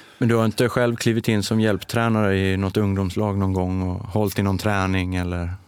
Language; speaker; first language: Swedish; native; Swedish